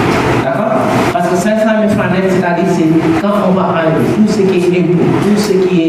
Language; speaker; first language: French; non-native, local second language; Wolof